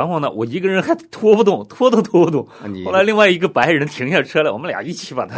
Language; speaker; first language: Chinese; native; Chinese